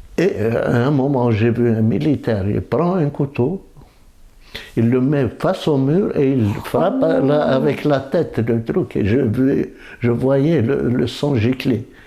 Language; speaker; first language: French; non-native, local second language; Kabyle